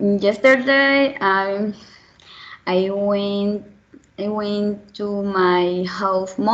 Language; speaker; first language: English; non-native, learner; Spanish